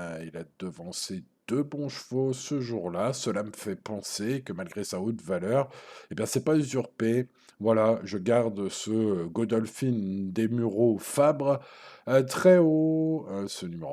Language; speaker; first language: French; native; French